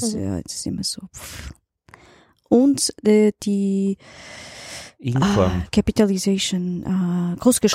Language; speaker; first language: German; non-native, learner; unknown